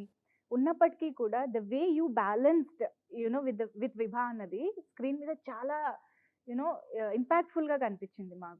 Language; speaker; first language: Telugu; native; Telugu